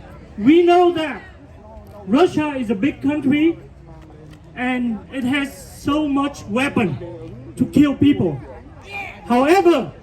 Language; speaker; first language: English; non-native, fluent; Vietnamese